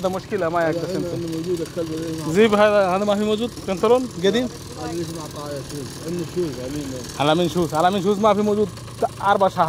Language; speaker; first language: Arabic; non-native, learner; Bangla